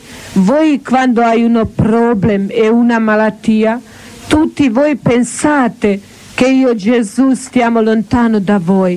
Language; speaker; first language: Italian; non-native, learner; Croatian